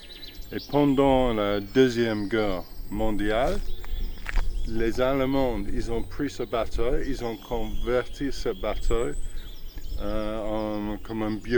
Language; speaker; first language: French; non-native, fluent; English